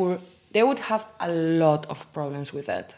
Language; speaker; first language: English; non-native, fluent; Spanish